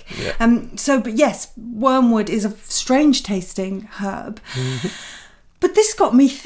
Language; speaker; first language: English; native; English